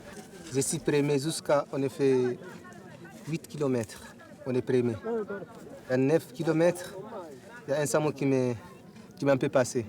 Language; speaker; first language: French; non-native, learner; Fula